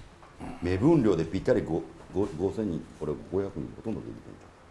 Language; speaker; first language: Japanese; native; Japanese